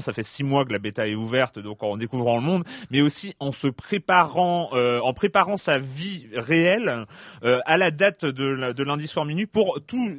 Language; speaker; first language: French; native; French